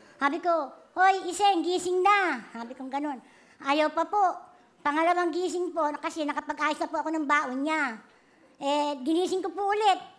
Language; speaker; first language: Filipino; native; Filipino